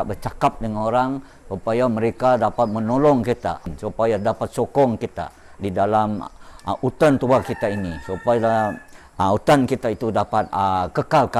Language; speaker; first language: Indonesian; non-native, local second language; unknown